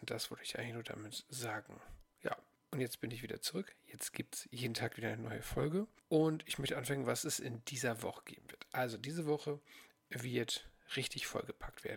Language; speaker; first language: German; native; German